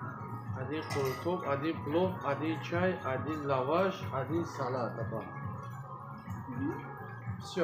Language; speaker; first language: Russian; non-native, learner; Tajik